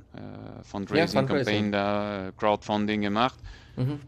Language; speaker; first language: German; non-native, fluent; French